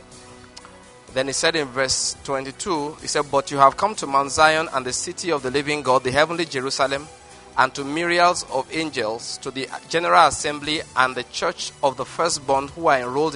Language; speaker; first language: English; non-native, local second language; Igbo